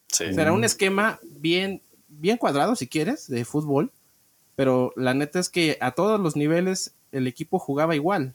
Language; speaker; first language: Spanish; native; Spanish